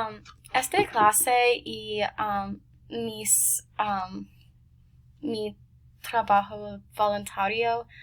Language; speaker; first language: Spanish; non-native, learner; English